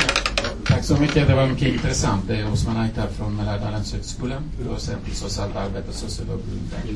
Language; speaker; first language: Swedish; non-native, fluent; Kurdish